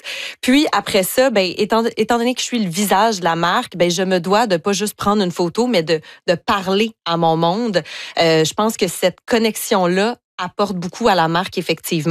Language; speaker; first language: French; native; French